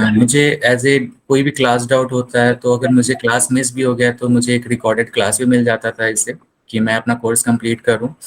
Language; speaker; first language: Hindi; native; Hindi